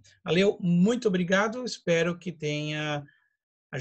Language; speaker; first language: Portuguese; native; Portuguese